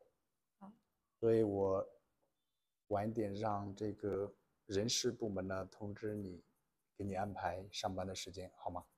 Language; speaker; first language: Chinese; native; Chinese